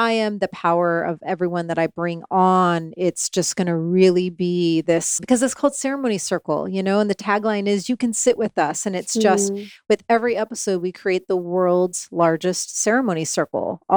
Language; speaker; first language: English; native; English